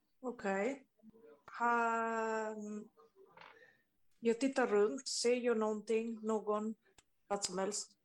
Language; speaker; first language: Swedish; non-native, fluent; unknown